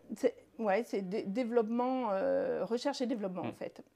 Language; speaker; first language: French; native; French